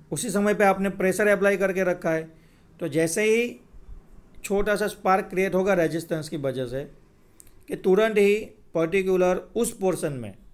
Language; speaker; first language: Hindi; non-native, local second language; Gujarati